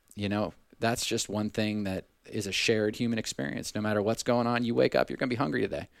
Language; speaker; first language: English; native; English